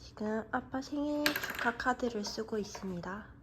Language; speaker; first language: Korean; native; Korean